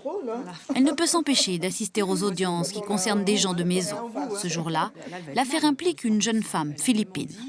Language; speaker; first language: French; native; French